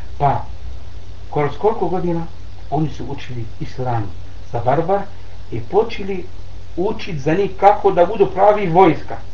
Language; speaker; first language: Bosnian; non-native, learner; Arabic